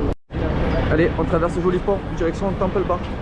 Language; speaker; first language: French; native; French